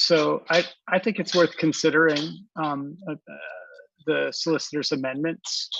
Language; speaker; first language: English; native; English